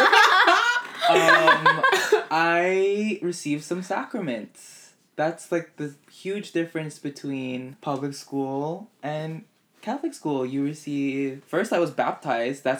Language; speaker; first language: English; native; English